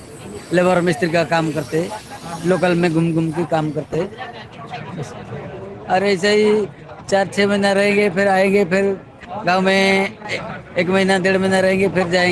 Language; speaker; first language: Hindi; non-native, local second language; Odia